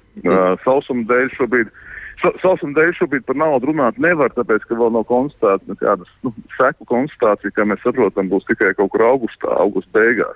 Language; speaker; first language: Latvian; native; Latvian